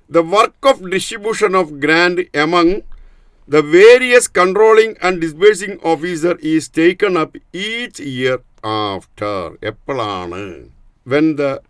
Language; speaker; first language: English; non-native, local second language; Malayalam